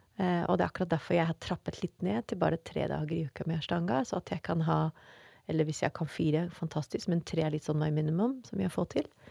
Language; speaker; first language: Norwegian; non-native, fluent; English